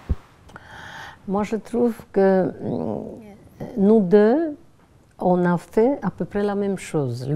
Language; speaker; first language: French; non-native, fluent; Polish